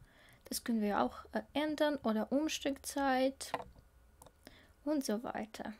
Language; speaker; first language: German; non-native, fluent; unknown